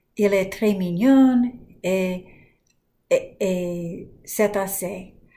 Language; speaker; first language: French; non-native, learner; English